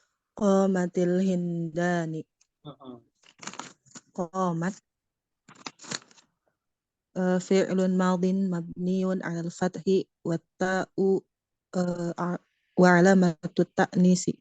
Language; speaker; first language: Arabic; non-native, learner; Indonesian